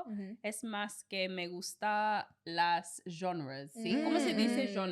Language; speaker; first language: Spanish; non-native, learner; English